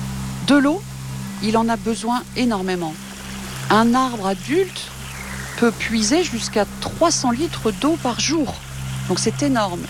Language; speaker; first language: French; native; French